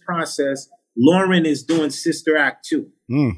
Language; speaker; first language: English; early bilingual, other home language; Haitian Creole